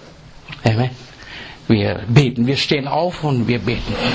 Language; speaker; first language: German; non-native, learner; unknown